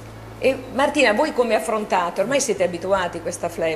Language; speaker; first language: Italian; native; Italian